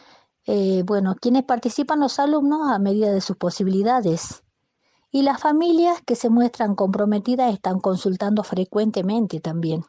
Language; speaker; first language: Spanish; native; Spanish